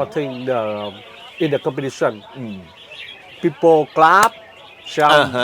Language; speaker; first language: English; non-native, learner; Vietnamese